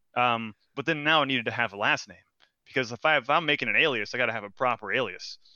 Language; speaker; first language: English; non-native, fluent; Portuguese